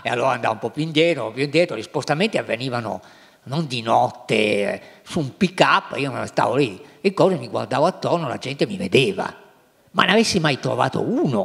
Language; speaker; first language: Italian; native; Italian